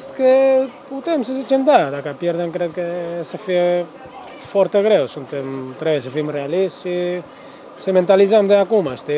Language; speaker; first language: Romanian; non-native, fluent; Spanish